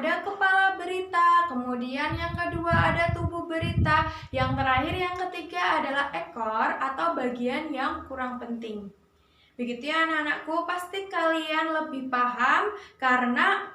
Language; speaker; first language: Indonesian; native; Indonesian